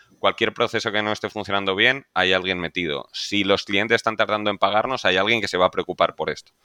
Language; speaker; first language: Spanish; native; Spanish